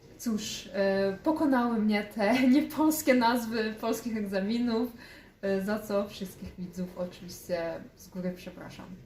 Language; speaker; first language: Polish; native; Polish